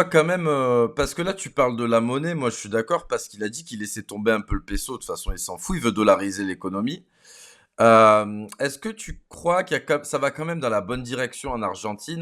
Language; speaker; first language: French; native; French